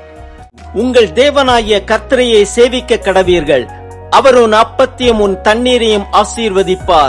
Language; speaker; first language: Tamil; native; Tamil